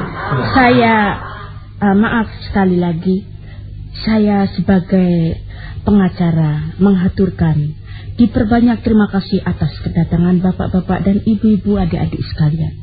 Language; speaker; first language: Indonesian; non-native, local second language; Javanese